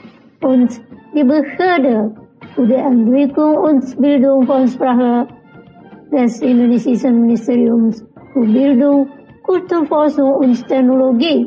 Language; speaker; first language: German; non-native, learner; Indonesian